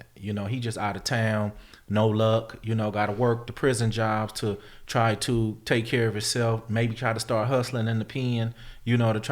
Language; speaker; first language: English; native; English